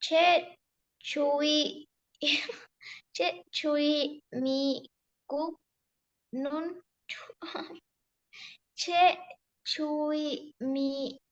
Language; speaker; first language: Korean; non-native, learner; Spanish